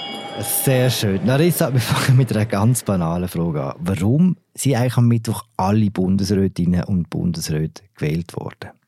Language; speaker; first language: German; native; German